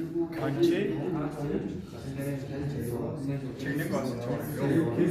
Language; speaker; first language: Korean; non-native, learner; Mongolian